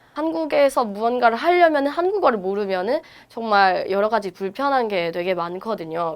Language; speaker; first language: Korean; non-native, fluent; Burmese